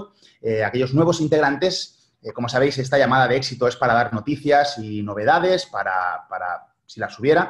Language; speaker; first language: Spanish; native; Spanish